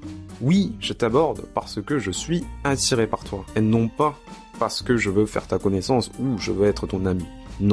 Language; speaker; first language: French; native; French